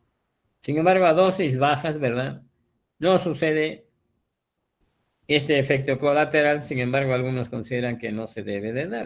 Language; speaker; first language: Spanish; native; Spanish